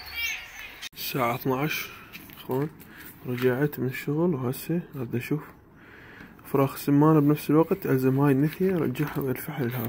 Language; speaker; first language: Arabic; native; Arabic